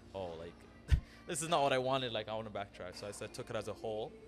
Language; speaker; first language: English; early bilingual, other home language; Amharic